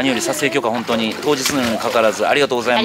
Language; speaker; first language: Japanese; native; Japanese